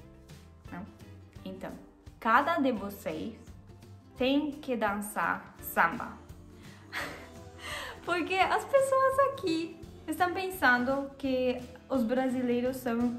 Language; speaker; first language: Portuguese; non-native, learner; German